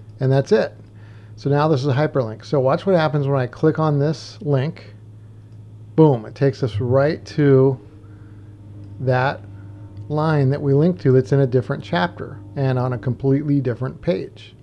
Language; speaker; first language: English; native; English